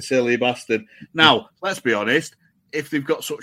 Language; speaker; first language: English; native; English